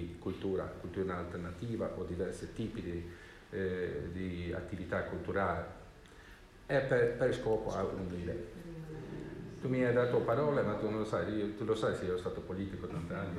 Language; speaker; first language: Italian; non-native, learner; Swedish